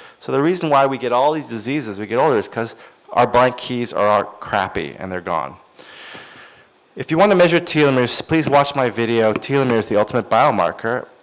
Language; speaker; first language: English; native; English